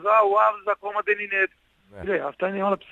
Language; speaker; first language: Greek; non-native, learner; Portuguese